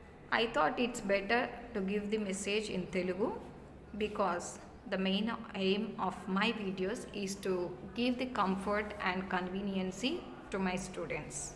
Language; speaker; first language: English; non-native, local second language; Telugu